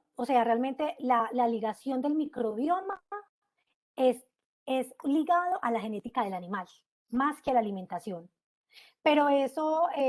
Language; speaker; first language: Spanish; native; Spanish